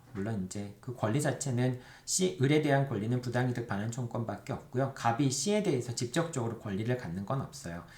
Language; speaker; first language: Korean; native; Korean